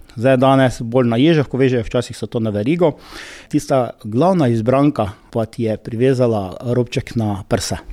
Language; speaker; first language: Slovenian; native; Slovenian